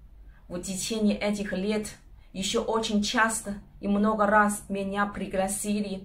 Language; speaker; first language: Russian; non-native, learner; Chinese